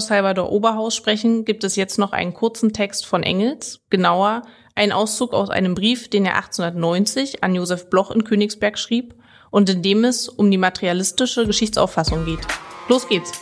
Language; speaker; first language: German; native; German